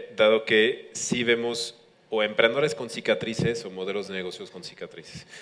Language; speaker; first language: Spanish; non-native, fluent; French